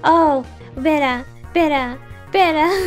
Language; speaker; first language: Spanish; early bilingual, heritage; English